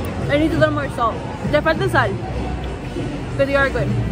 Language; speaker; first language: English; early bilingual, other home language; Spanish